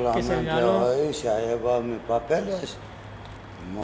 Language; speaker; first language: Spanish; non-native, learner; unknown